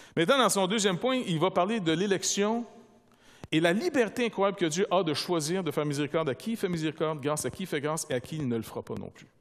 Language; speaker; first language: French; native; French